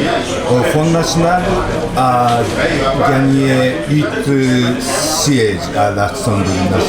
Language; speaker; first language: French; non-native, learner; Japanese